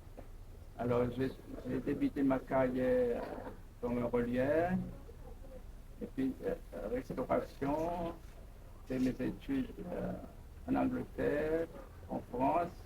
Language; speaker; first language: French; non-native, local second language; Seselwa Creole French